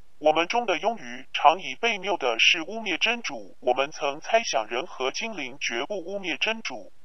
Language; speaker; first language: Chinese; non-native, local second language; Cantonese